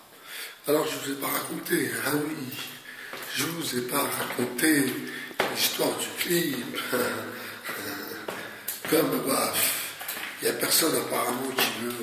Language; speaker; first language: French; native; French